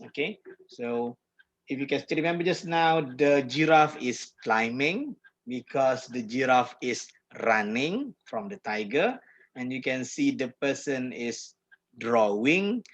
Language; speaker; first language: English; non-native, fluent; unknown